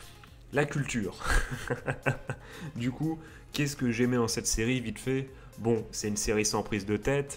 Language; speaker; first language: French; native; French